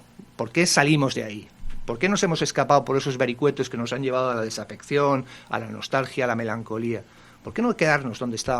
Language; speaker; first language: Spanish; native; Spanish